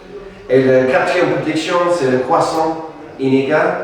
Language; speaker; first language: French; non-native, fluent; English